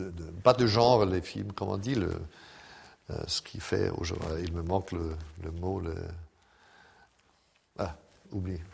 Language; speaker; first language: French; non-native, fluent; German